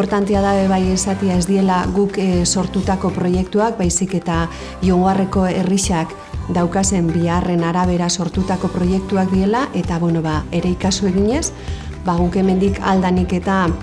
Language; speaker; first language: Basque; native; Basque